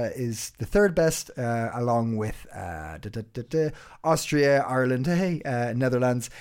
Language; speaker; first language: English; native; English